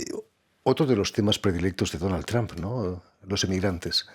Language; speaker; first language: Spanish; native; Spanish